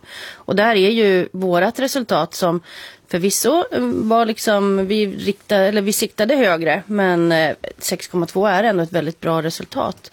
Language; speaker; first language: Swedish; native; Swedish